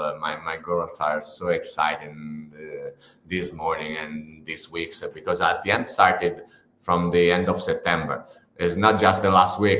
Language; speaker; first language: English; non-native, fluent; Italian